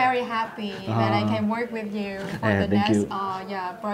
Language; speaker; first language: English; non-native, learner; Vietnamese